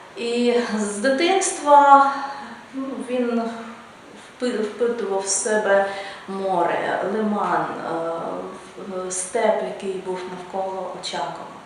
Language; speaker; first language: Ukrainian; native; Ukrainian